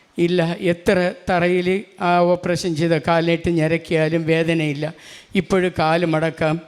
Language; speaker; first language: Malayalam; non-native, local second language; Tamil